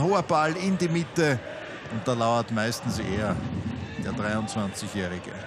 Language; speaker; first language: German; native; German